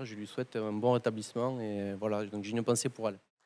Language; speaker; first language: French; native; French